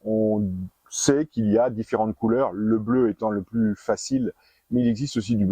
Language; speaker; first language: French; native; French